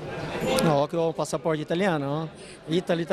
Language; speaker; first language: Italian; non-native, fluent; Portuguese